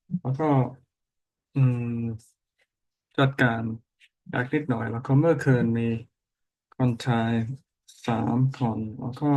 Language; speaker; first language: Thai; non-native, learner; English